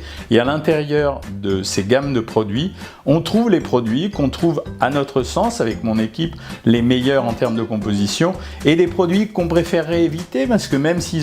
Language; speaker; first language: French; native; French